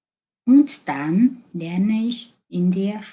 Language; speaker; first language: German; non-native, fluent; Mongolian